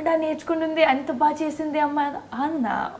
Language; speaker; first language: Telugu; non-native, fluent; Hindi